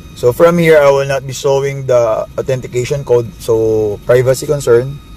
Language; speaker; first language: English; non-native, local second language; Filipino